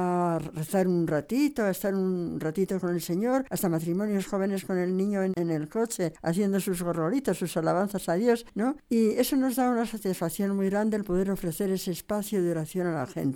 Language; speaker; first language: Spanish; native; Spanish